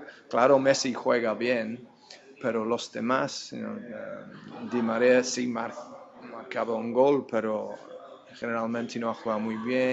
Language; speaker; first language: Spanish; non-native, fluent; English